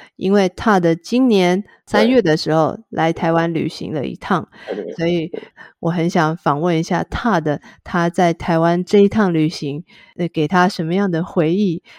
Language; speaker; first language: Chinese; native; Chinese